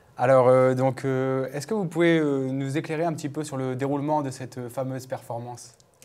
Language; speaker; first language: French; native; French